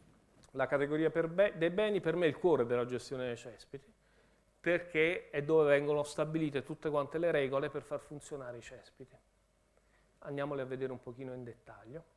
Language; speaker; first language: Italian; native; Italian